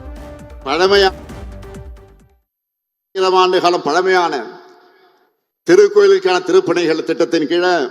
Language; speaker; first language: Tamil; native; Tamil